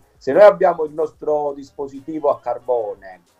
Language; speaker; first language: Italian; native; Italian